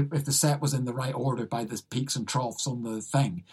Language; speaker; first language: English; native; English